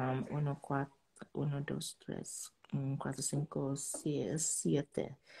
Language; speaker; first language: Spanish; non-native, learner; Vietnamese